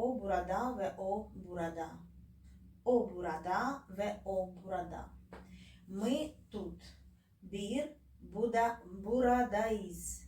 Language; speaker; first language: Turkish; non-native, learner; Ukrainian